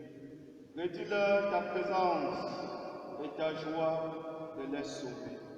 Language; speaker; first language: French; native; French